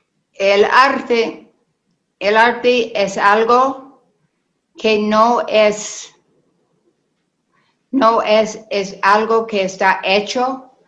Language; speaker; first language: Spanish; non-native, learner; English